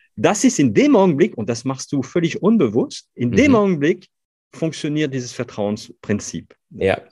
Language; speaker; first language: German; non-native, fluent; French